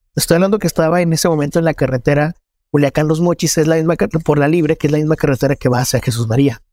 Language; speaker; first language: Spanish; native; Spanish